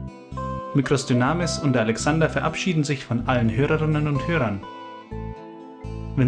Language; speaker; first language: German; native; German